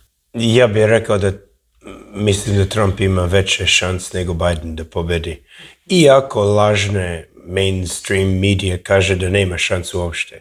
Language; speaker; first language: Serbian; early bilingual, heritage; English